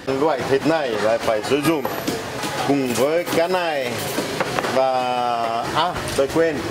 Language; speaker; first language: Vietnamese; non-native, fluent; French